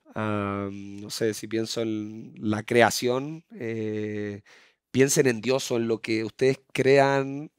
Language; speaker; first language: Spanish; native; Spanish